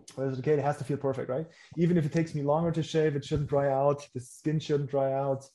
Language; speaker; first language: English; non-native, fluent; German